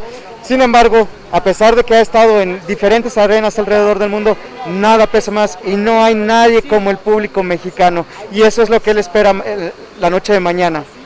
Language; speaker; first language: Spanish; native; Spanish